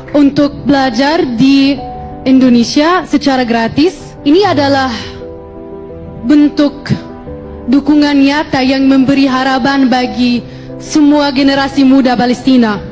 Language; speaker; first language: Indonesian; non-native, fluent; Arabic